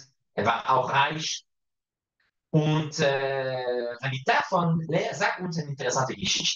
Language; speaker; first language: German; non-native, fluent; Hebrew